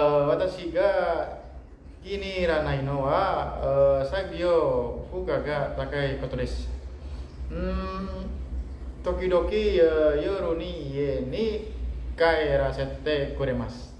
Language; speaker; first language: Japanese; non-native, learner; Indonesian